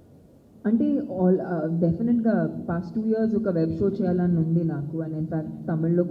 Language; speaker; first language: Telugu; non-native, local second language; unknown